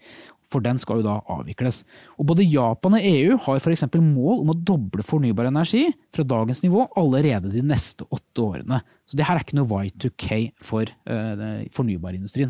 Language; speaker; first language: Norwegian; native; Norwegian